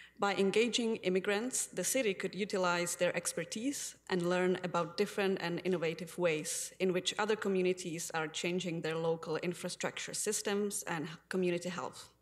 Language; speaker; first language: English; non-native, fluent; Czech